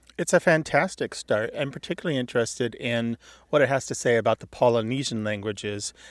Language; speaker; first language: English; native; English